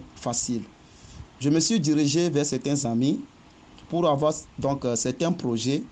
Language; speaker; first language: French; non-native, local second language; Ewe